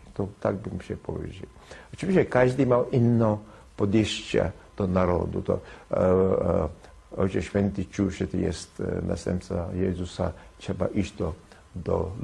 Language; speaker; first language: Polish; non-native, learner; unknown